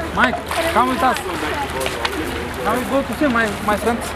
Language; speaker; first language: English; non-native, learner; Bulgarian